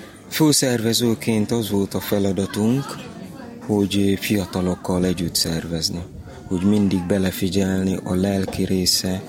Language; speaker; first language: Hungarian; non-native, learner; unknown